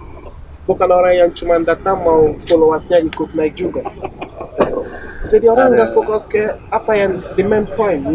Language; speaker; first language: Indonesian; non-native, fluent; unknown